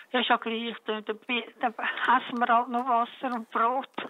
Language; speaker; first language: German; native; German